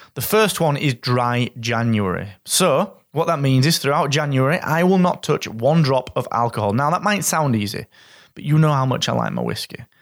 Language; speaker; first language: English; native; English